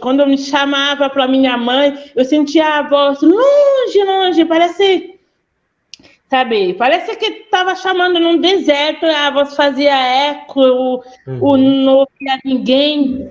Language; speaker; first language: Portuguese; non-native, fluent; Haitian Creole